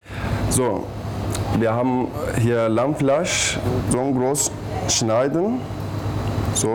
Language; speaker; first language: German; non-native, learner; Turkish